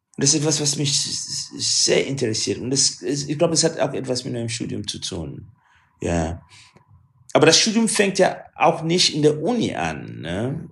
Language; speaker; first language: German; non-native, fluent; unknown